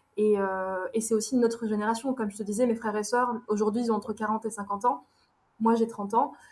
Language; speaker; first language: French; early bilingual, other home language; Arabic